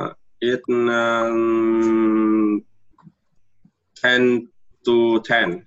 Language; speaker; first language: English; non-native, learner; Vietnamese